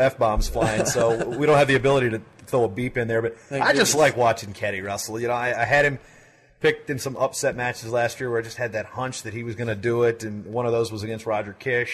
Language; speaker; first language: English; native; English